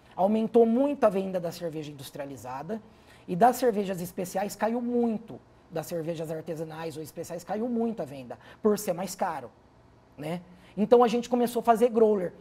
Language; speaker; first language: Portuguese; native; Portuguese